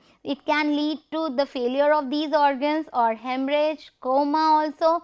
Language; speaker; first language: English; non-native, local second language; Hindi